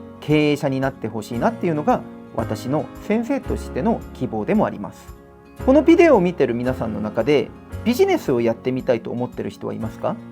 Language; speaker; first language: Japanese; non-native, fluent; Korean